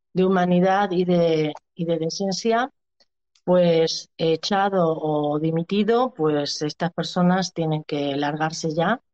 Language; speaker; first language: Spanish; native; Spanish